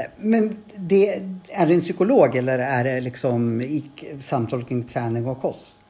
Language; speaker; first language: Swedish; native; Swedish